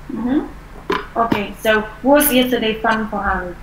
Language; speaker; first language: English; non-native, fluent; Vietnamese